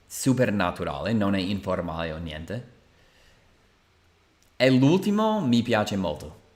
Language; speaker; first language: Italian; non-native, fluent; English